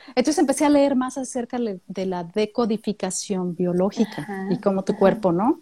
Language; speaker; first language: Spanish; native; Spanish